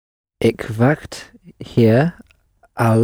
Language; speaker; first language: Dutch; non-native, learner; English